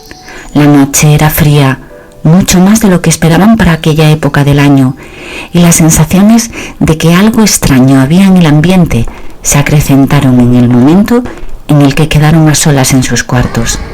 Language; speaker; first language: Spanish; native; Spanish